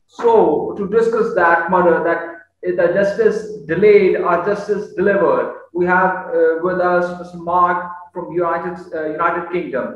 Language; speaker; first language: English; non-native, local second language; Urdu